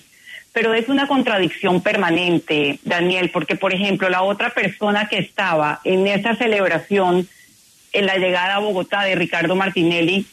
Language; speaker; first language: Spanish; native; Spanish